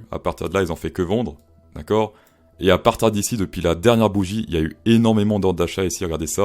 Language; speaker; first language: French; native; French